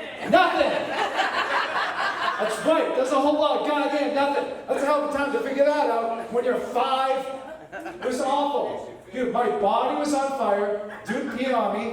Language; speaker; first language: English; native; English